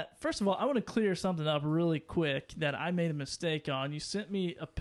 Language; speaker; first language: English; native; English